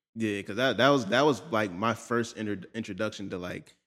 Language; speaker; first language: English; native; English